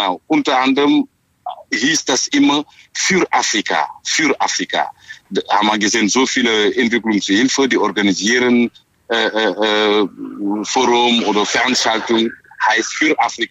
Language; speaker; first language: German; non-native, fluent; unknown